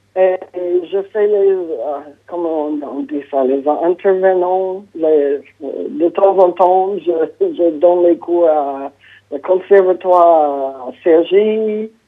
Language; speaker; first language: French; non-native, fluent; English